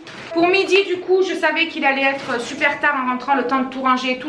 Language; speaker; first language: French; native; French